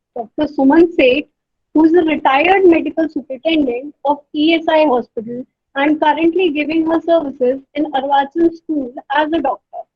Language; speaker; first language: English; non-native, local second language; Hindi